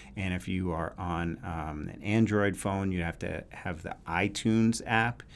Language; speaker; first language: English; native; English